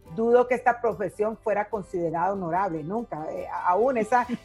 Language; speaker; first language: Spanish; native; Spanish